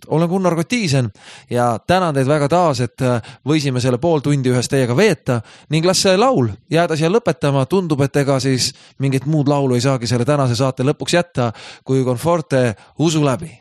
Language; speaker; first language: Estonian; native; Estonian